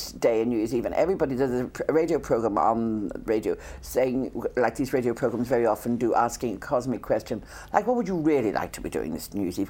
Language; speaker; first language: English; native; English